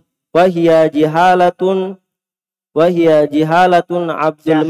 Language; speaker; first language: Arabic; non-native, fluent; Indonesian